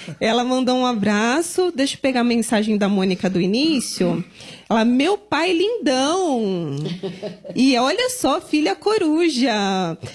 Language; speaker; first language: Portuguese; native; Portuguese